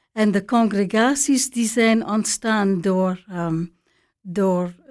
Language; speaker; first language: Dutch; non-native, fluent; English